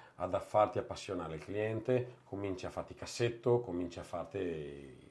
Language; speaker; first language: Italian; native; Italian